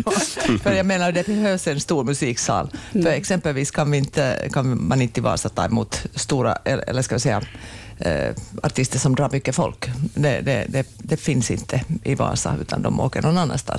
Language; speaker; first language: Swedish; native; Swedish